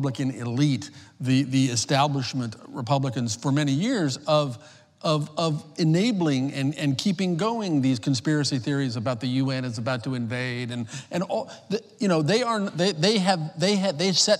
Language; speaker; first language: English; native; English